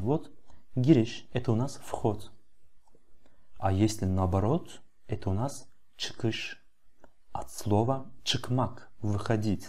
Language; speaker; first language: Russian; non-native, fluent; Turkish